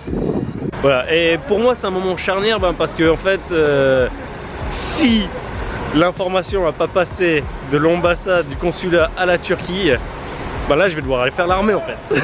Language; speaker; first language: French; native; French